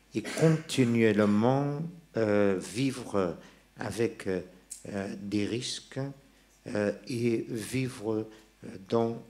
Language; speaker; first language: French; non-native, local second language; Persian